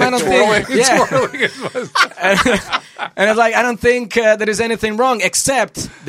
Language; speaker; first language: English; non-native, fluent; Italian